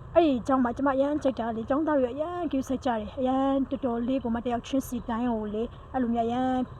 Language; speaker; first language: Burmese; non-native, local second language; Mizo